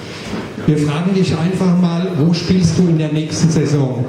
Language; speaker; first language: German; native; German